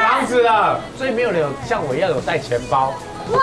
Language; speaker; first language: Chinese; native; Chinese